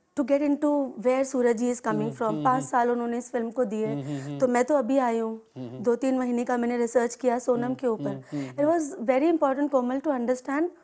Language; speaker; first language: Hindi; non-native, local second language; Urdu